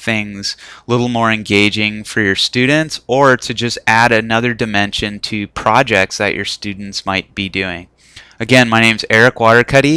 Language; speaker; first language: English; native; English